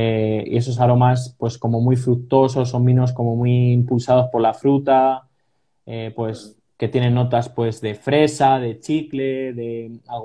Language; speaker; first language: Spanish; native; Spanish